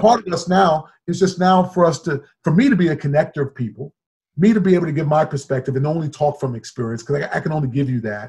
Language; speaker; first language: English; native; English